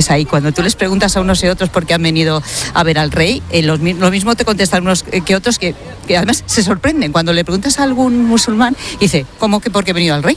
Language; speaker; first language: Spanish; native; Spanish